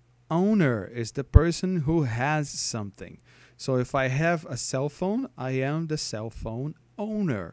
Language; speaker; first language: English; non-native, fluent; Portuguese